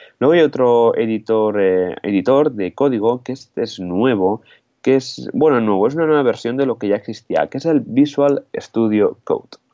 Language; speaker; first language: Spanish; non-native, local second language; Catalan